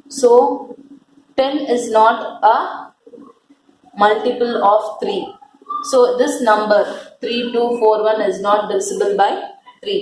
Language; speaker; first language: English; non-native, local second language; Tamil